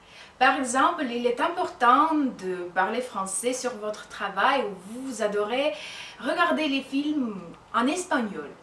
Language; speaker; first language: French; non-native, fluent; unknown